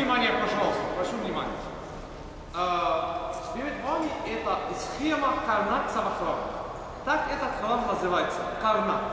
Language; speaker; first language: Russian; non-native, learner; Arabic